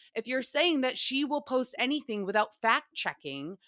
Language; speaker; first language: English; native; English